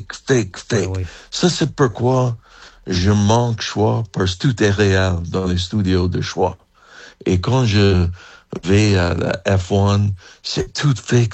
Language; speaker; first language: French; non-native, learner; English